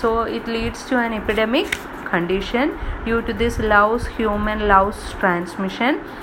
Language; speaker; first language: English; non-native, local second language; Malayalam